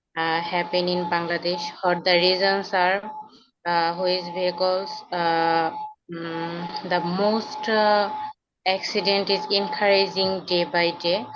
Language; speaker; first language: English; non-native, local second language; Bangla